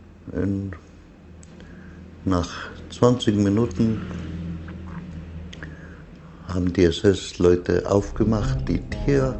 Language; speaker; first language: German; non-native, learner; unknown